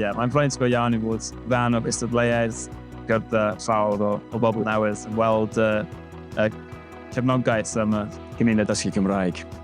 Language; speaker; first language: Welsh; non-native, fluent; English